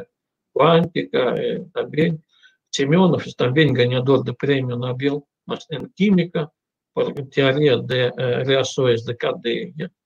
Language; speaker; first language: Portuguese; non-native, fluent; Russian